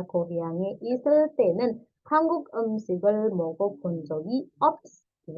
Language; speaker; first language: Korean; non-native, fluent; Indonesian